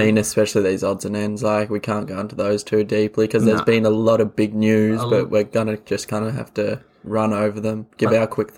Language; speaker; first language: English; native; English